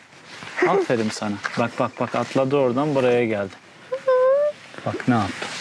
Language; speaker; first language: Turkish; native; Turkish